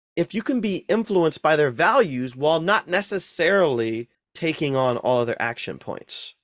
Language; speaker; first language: English; native; English